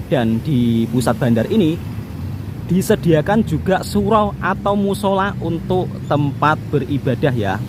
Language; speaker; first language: Indonesian; native; Indonesian